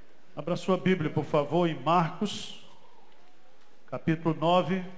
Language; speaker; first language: Portuguese; native; Portuguese